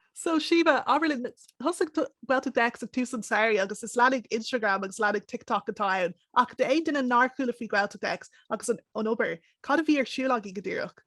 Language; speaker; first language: Irish; non-native, local second language; English